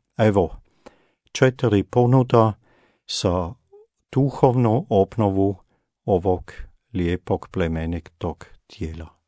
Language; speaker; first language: Croatian; non-native, fluent; German